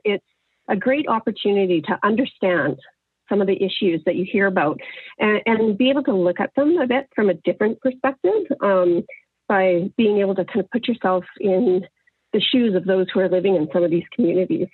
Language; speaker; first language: English; native; English